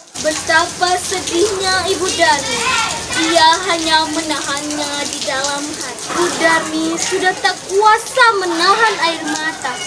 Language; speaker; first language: Indonesian; non-native, local second language; Balinese